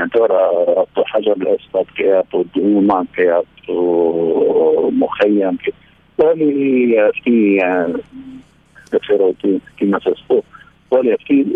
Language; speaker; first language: Greek; early bilingual, heritage; Greek